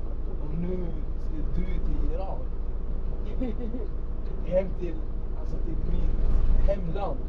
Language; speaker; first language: Swedish; early bilingual, other home language; Arabic